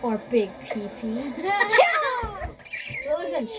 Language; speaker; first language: English; native; English